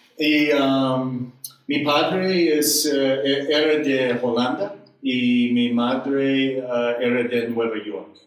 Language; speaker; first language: Spanish; non-native, learner; English